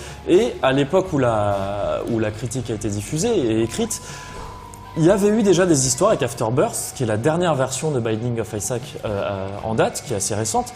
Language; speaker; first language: French; native; French